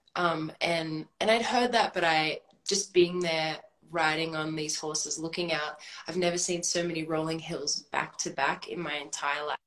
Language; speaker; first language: English; native; English